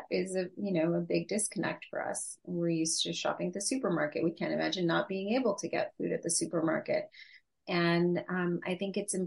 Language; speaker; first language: English; native; English